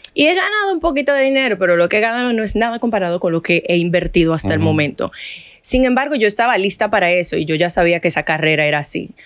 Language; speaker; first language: Spanish; non-native, fluent; Haitian Creole